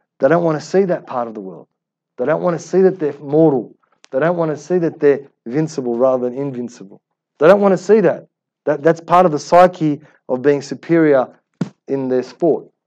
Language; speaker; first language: English; early bilingual, other home language; Arabic